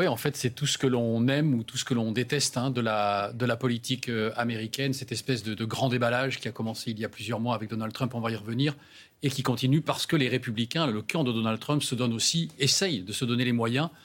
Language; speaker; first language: French; native; French